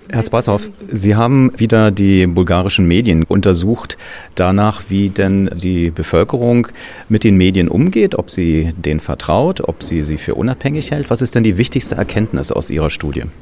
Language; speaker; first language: German; native; German